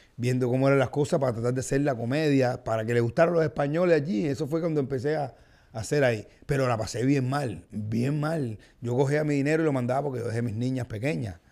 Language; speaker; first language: Spanish; native; Spanish